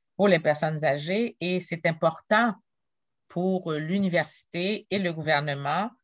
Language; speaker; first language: French; non-native, local second language; Haitian Creole